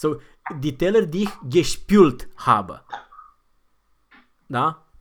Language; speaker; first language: German; non-native, fluent; Romanian